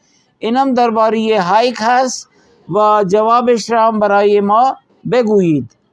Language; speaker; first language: Persian; non-native, fluent; Urdu